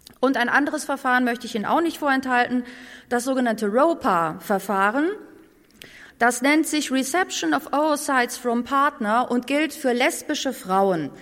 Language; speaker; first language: German; native; German